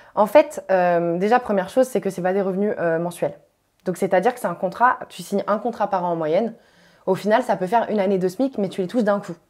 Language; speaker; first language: French; native; French